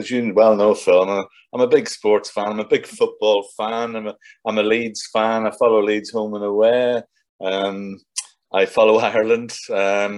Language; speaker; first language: English; native; English